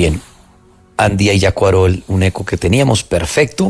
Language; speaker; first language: Spanish; native; Spanish